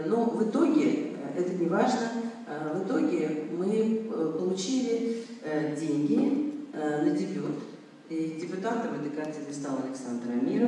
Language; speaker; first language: Russian; native; Russian